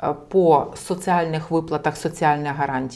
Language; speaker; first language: Ukrainian; native; Ukrainian